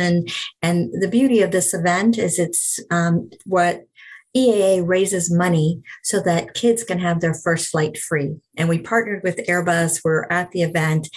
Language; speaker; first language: English; native; English